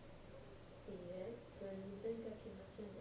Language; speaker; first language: Japanese; non-native, learner; English